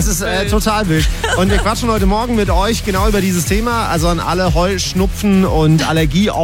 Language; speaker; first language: German; native; German